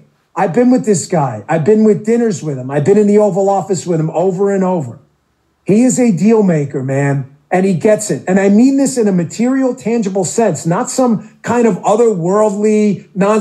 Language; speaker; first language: English; native; English